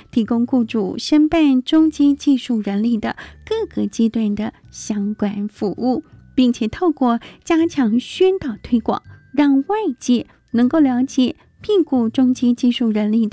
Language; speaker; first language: Chinese; native; Chinese